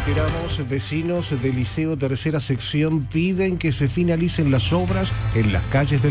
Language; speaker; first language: Spanish; native; Spanish